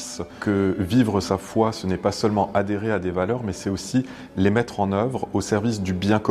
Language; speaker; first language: French; native; French